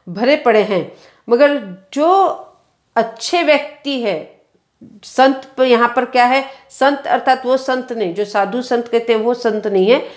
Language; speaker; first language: Hindi; non-native, local second language; Kannada